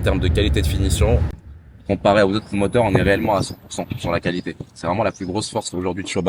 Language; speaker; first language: French; native; French